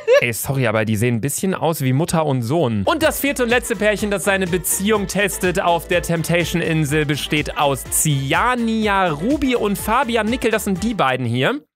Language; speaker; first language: German; native; German